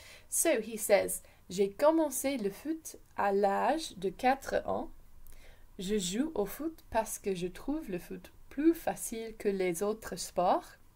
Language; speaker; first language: French; non-native, fluent; English